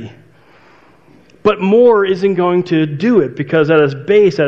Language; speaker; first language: English; native; English